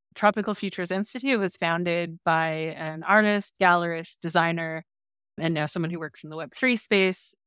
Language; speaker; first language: English; non-native, local second language; Filipino